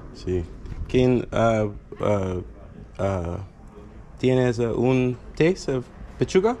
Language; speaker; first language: Spanish; non-native, learner; English